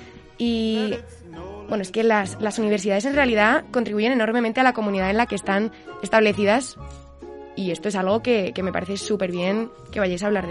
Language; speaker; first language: Spanish; native; Spanish